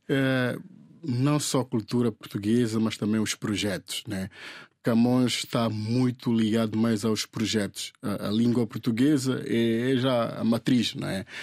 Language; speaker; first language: Portuguese; non-native, local second language; Upper Guinea Crioulo